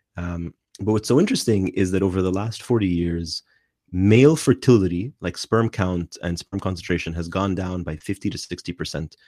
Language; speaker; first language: English; non-native, fluent; Arabic